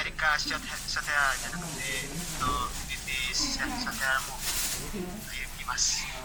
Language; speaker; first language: Japanese; non-native, learner; Indonesian